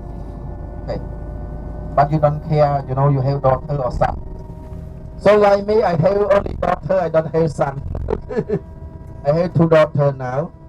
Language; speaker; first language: English; non-native, learner; Khmer